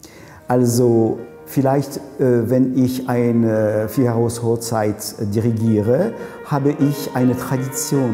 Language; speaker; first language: German; non-native, fluent; French